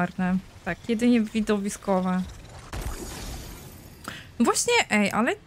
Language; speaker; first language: Polish; native; Polish